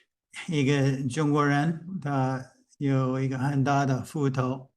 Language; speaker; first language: Chinese; non-native, fluent; English